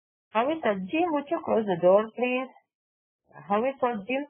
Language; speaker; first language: English; non-native, fluent; Indonesian